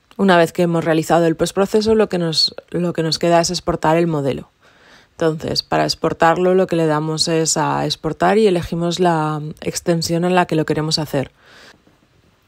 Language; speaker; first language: Spanish; native; Spanish